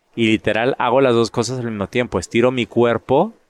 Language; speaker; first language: Spanish; native; Spanish